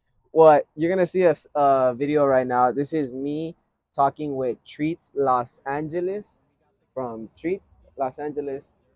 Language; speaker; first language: English; early bilingual, other home language; Spanish